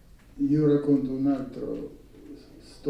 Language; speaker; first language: Italian; non-native, learner; Russian